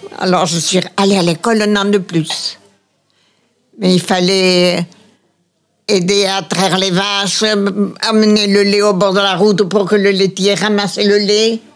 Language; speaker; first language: French; native; French